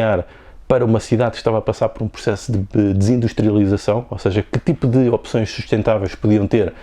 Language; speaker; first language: Portuguese; native; Portuguese